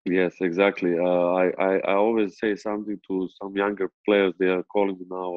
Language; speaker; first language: English; non-native, fluent; Serbian